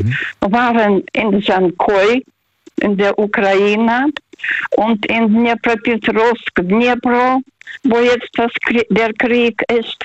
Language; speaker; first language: German; non-native, fluent; Russian